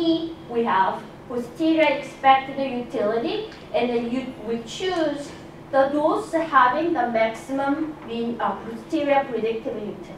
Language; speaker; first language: English; non-native, fluent; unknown